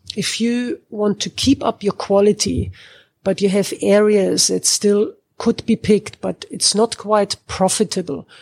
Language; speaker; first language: English; non-native, fluent; German